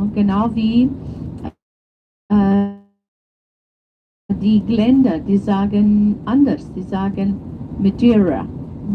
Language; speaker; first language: German; non-native, fluent; Portuguese